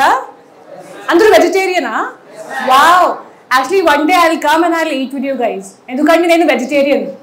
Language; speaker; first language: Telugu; non-native, learner; Hindi